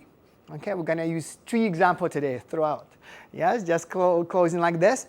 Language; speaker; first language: English; non-native, fluent; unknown